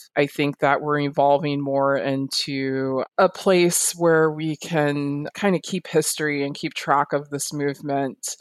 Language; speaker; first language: English; native; English